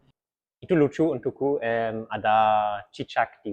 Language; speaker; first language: Indonesian; early bilingual, heritage; German